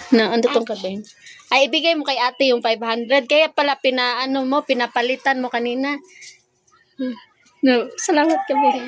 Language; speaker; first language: Filipino; non-native, local second language; Cebuano